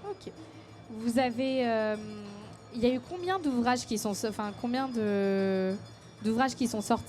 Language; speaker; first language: French; native; French